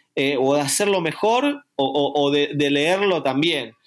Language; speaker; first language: Spanish; native; Spanish